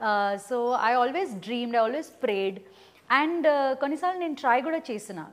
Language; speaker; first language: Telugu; early bilingual, heritage; Telugu